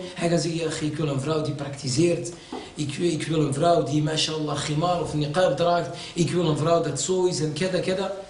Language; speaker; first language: Dutch; early bilingual, other home language; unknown